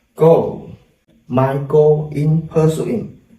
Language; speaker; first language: English; non-native, learner; Thai